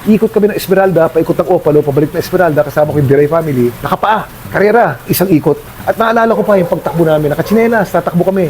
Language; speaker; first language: Filipino; native; Filipino